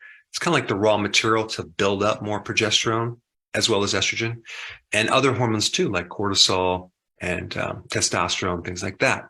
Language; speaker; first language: English; native; English